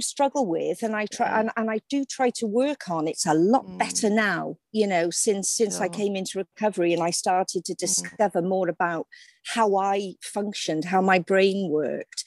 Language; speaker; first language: English; native; English